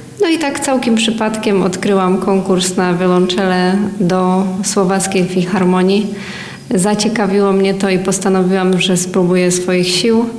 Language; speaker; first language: Polish; native; Polish